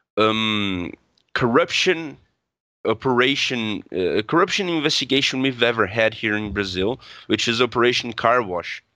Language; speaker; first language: English; non-native, fluent; Portuguese